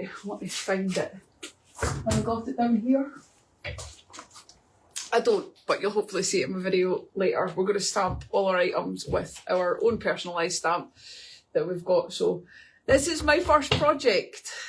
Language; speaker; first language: English; native; English